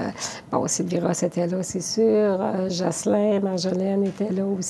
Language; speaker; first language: French; native; French